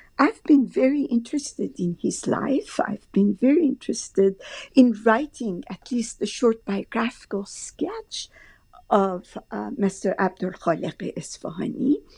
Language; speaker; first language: English; non-native, fluent; Persian